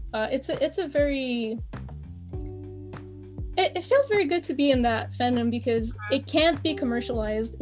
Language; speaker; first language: English; non-native, fluent; French